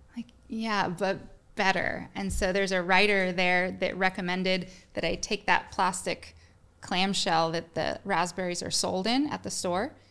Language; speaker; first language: English; native; English